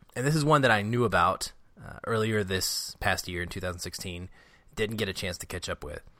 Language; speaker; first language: English; native; English